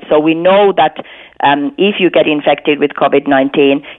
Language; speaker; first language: English; non-native, fluent; Finnish